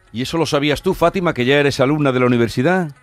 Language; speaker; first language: Spanish; native; Spanish